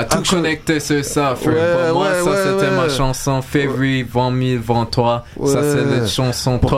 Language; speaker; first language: French; non-native, learner; English